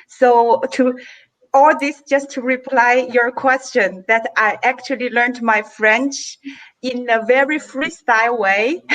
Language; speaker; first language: English; non-native, fluent; Chinese